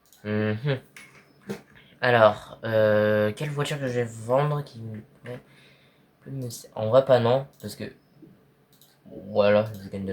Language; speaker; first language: French; native; French